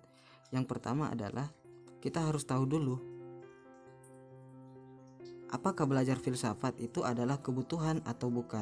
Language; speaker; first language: Indonesian; native; Indonesian